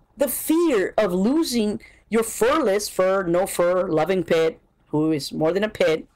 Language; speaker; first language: English; early bilingual, other home language; Spanish